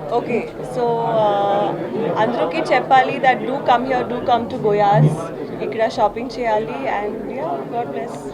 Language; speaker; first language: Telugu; non-native, learner; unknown